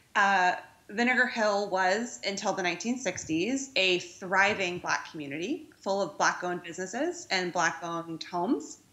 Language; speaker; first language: English; native; English